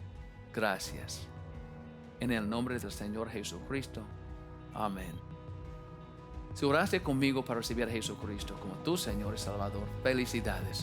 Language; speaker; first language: Spanish; non-native, fluent; English